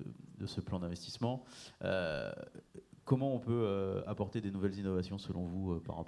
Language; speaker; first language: French; native; French